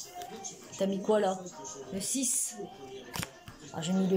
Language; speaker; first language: French; native; French